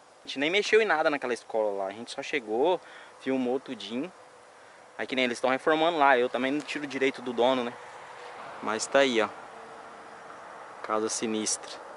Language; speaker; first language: Portuguese; native; Portuguese